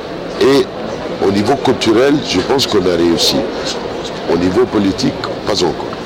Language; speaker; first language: French; non-native, fluent; Arabic